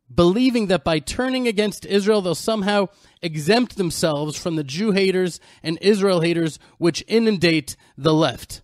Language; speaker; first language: English; native; English